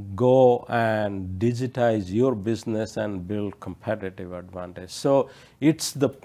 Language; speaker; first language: English; non-native, local second language; Odia